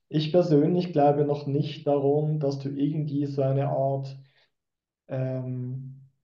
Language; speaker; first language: German; native; German